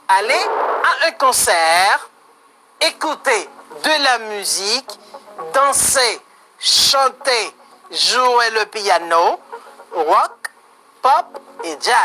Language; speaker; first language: French; non-native, fluent; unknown